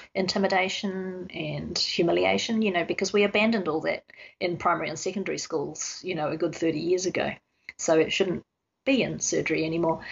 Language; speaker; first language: English; native; English